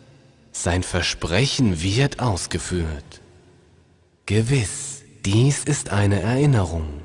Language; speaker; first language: German; native; German